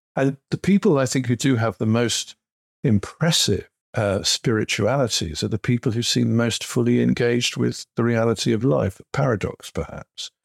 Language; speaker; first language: English; native; English